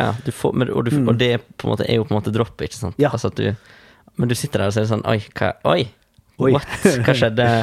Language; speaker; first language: Norwegian; native; Norwegian